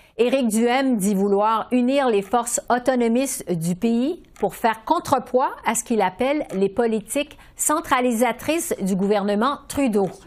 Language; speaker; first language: French; native; French